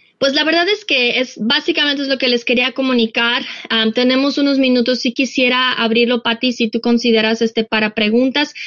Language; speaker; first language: Spanish; non-native, fluent; Russian